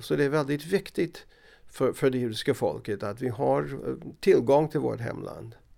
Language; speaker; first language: Swedish; non-native, fluent; English